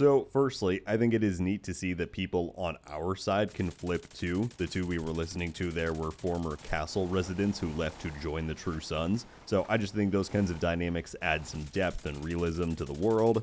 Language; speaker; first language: English; native; English